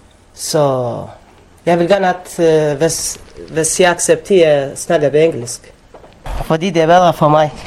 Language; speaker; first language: Danish; non-native, learner; Arabic